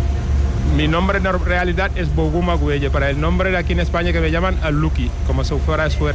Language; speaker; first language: Spanish; non-native, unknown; Wolof